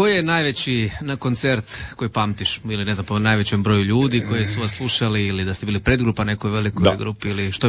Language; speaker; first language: Serbian; native; Serbian